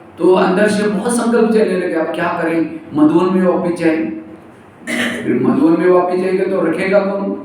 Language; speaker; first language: Hindi; non-native, local second language; Marathi